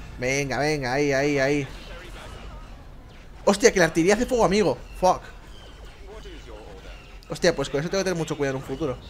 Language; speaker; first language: Spanish; native; Spanish